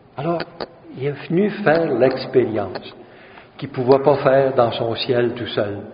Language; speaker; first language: French; native; French